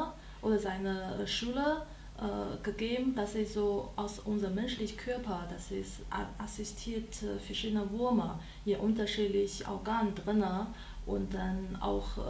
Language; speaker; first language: German; non-native, learner; Chinese